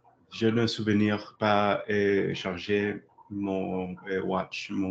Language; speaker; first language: French; non-native, learner; English